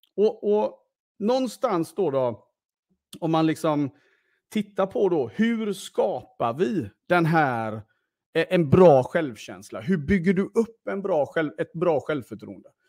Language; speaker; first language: Swedish; early bilingual, other home language; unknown